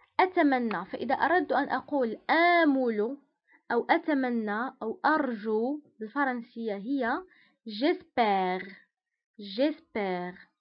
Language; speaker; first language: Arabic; native; Arabic